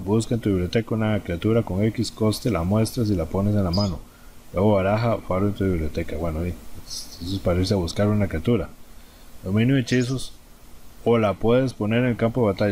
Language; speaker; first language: Spanish; native; Spanish